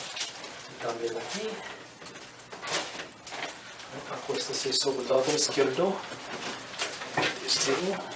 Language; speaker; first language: Spanish; non-native, learner; English